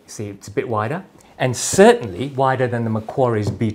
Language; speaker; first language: English; native; English